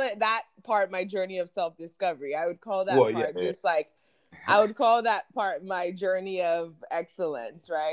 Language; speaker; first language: English; non-native, local second language; Akan